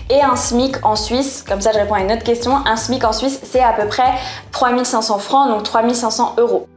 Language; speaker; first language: French; native; French